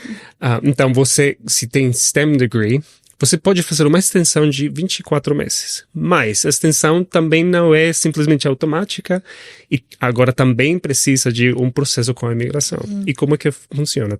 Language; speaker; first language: Portuguese; non-native, fluent; Spanish